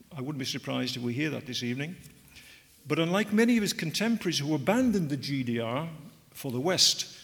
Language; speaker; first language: English; native; English